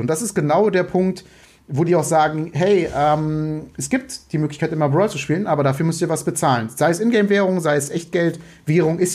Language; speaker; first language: German; native; German